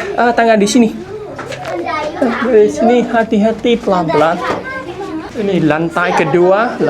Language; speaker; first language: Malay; non-native, fluent; Vietnamese